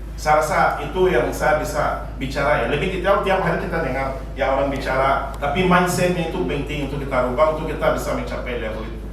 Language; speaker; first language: Indonesian; non-native, fluent; Portuguese